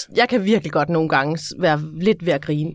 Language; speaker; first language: Danish; native; Danish